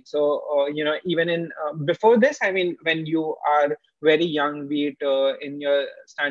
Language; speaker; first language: English; non-native, local second language; Hindi